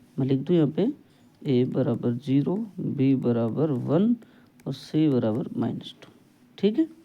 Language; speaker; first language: Hindi; native; Hindi